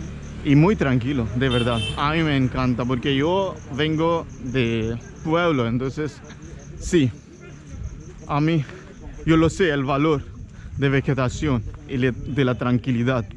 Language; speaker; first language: Spanish; non-native, fluent; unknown